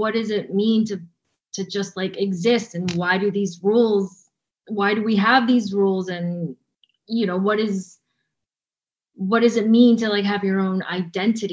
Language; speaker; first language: English; native; English